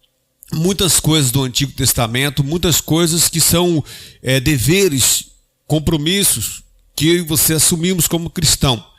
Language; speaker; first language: Portuguese; native; Portuguese